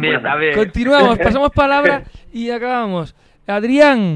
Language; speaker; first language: Spanish; native; Spanish